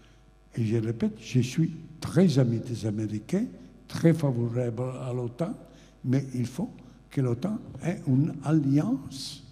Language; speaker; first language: French; non-native, fluent; Italian